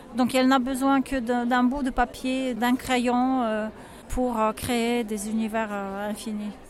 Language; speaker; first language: French; non-native, fluent; Polish